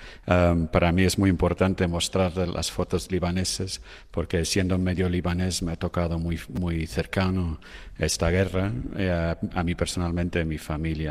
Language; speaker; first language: Spanish; non-native, fluent; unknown